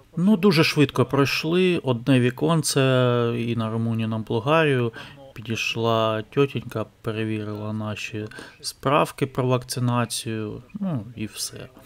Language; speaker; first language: Ukrainian; non-native, local second language; Russian